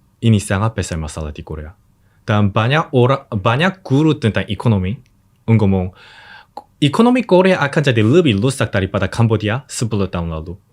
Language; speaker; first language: Indonesian; non-native, learner; Korean